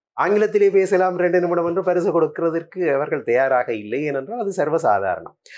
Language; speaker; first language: Tamil; native; Tamil